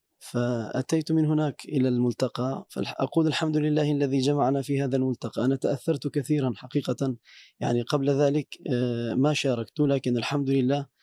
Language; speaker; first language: Arabic; non-native, fluent; Turkish